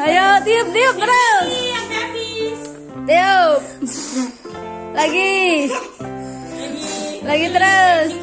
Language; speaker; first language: Indonesian; native; Indonesian